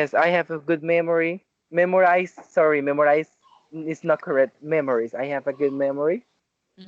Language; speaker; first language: English; non-native, learner; Spanish